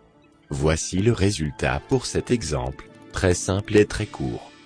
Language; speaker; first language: French; native; French